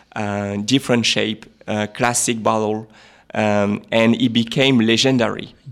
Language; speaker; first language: English; non-native, fluent; French